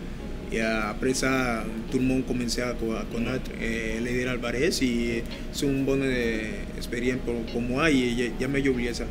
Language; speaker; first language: French; non-native, learner; Spanish